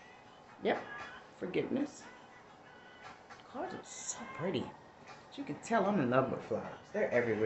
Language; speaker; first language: English; native; English